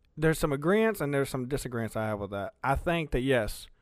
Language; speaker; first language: English; early bilingual, other home language; Spanish